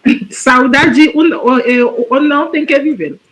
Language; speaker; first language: Portuguese; non-native, fluent; Haitian Creole